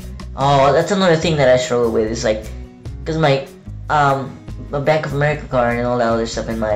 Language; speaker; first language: English; native; English